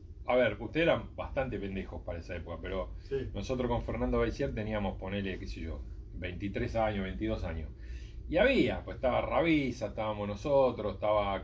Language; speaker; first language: Spanish; native; Spanish